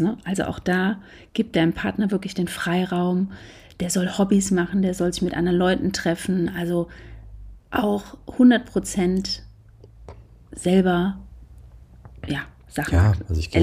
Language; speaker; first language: German; native; German